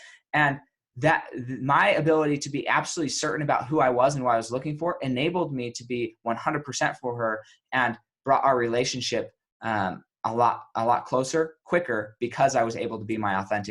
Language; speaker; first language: English; native; English